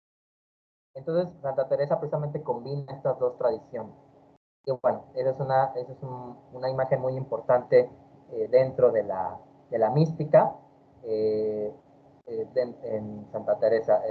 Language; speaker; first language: Spanish; native; Spanish